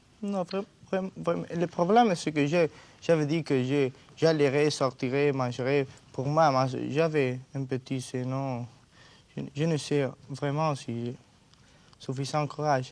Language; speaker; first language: French; non-native, learner; Spanish